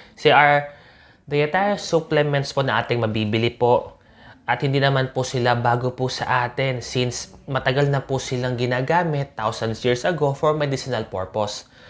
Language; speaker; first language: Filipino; native; Filipino